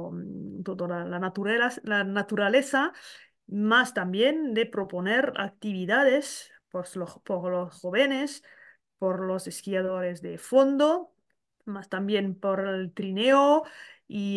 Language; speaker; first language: Spanish; non-native, learner; French